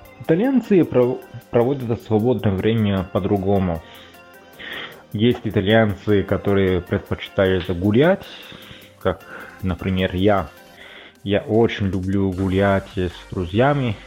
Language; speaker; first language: Russian; non-native, fluent; Italian